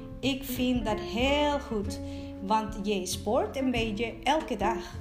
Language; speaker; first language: Dutch; non-native, fluent; Spanish